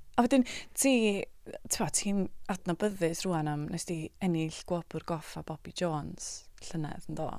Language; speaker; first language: Welsh; native; Welsh